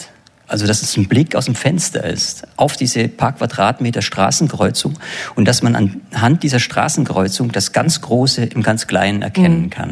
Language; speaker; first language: German; native; German